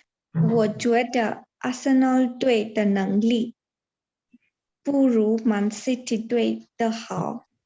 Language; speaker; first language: Chinese; non-native, learner; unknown